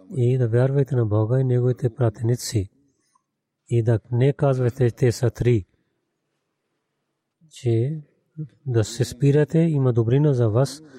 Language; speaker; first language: Bulgarian; non-native, learner; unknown